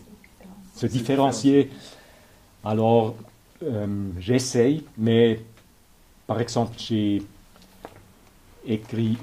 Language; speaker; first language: French; non-native, local second language; German